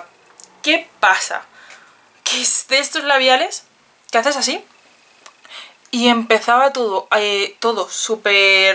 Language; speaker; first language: Spanish; native; Spanish